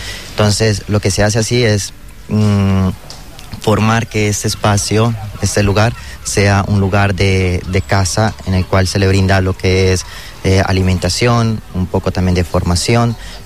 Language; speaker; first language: Spanish; native; Spanish